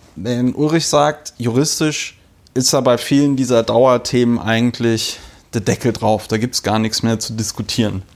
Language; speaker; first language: German; native; German